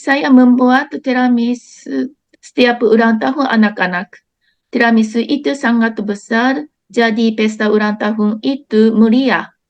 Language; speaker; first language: Indonesian; non-native, learner; Japanese